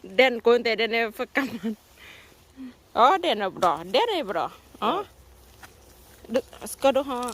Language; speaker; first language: Thai; native; Thai